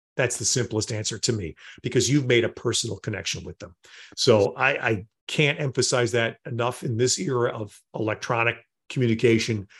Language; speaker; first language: English; native; English